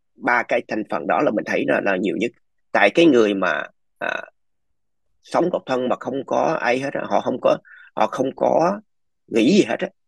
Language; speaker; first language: Vietnamese; early bilingual, other home language; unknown